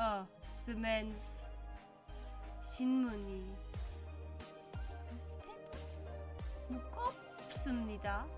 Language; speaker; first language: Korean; non-native, learner; English